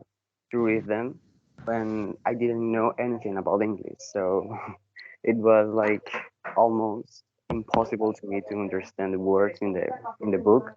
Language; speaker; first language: English; non-native, learner; Spanish